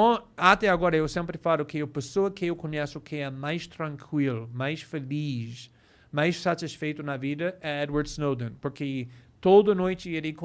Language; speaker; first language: Portuguese; non-native, fluent; English